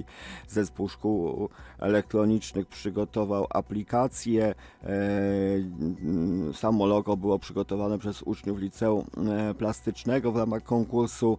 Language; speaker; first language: Polish; native; Polish